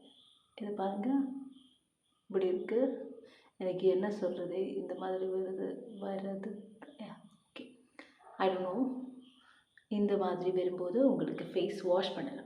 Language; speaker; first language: Tamil; non-native, learner; Malayalam